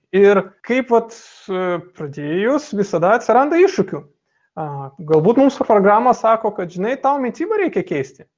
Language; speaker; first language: Lithuanian; non-native, local second language; Russian